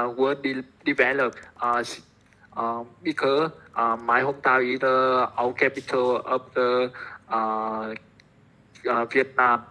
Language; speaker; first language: English; non-native, learner; Vietnamese